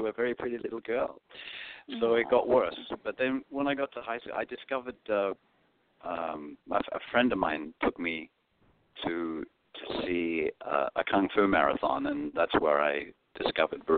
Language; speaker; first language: English; non-native, local second language; Greek